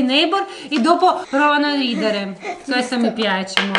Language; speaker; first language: Italian; early bilingual, other home language; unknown